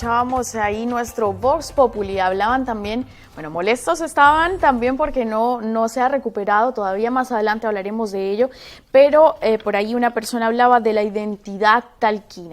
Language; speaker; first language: Spanish; native; Spanish